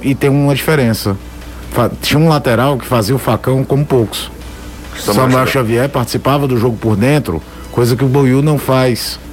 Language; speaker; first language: Portuguese; native; Portuguese